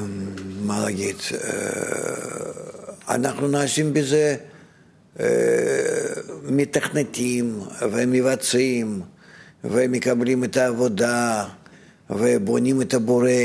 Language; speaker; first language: Hebrew; non-native, fluent; Russian